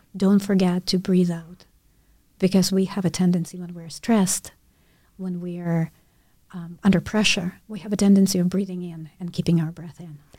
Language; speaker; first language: English; non-native, fluent; Russian